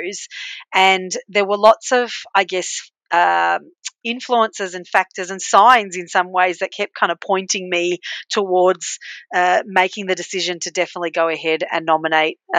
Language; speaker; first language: English; native; English